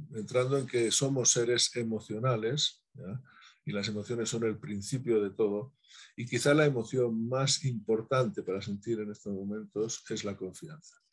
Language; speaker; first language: Spanish; native; Spanish